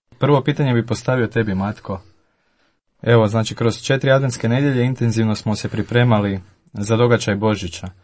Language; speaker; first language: Croatian; native; Croatian